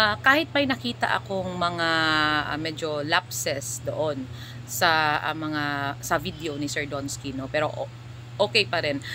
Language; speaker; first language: Filipino; non-native, local second language; Cebuano